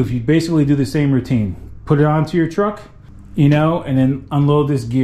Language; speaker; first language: English; native; English